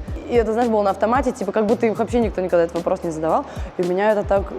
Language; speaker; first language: Russian; native; Russian